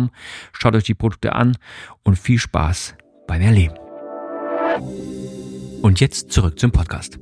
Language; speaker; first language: German; native; German